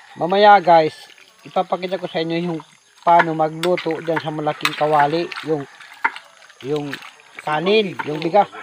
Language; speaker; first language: Filipino; non-native, local second language; Bikol